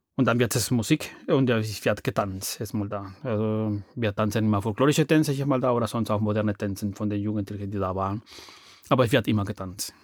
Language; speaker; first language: German; non-native, fluent; Spanish